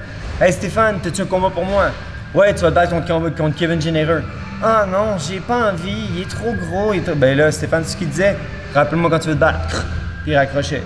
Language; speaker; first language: French; native; French